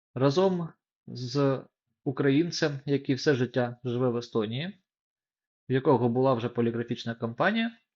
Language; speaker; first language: Ukrainian; non-native, local second language; Russian